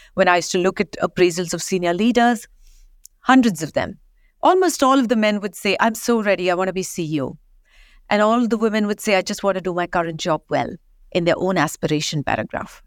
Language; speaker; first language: English; non-native, local second language; Marathi